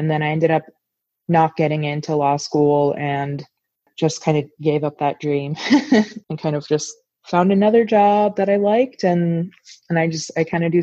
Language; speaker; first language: English; native; English